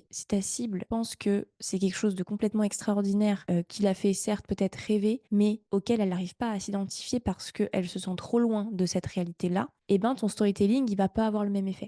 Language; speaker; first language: French; native; French